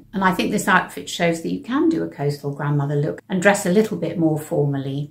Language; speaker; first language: English; native; English